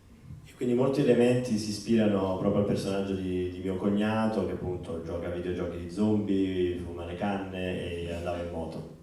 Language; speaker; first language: Italian; native; Italian